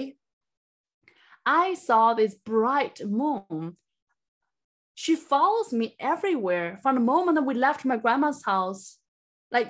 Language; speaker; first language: English; non-native, fluent; Chinese